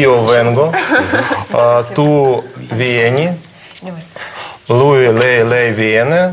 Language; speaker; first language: Italian; non-native, learner; Russian